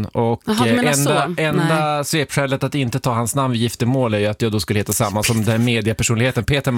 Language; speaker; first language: Swedish; native; Swedish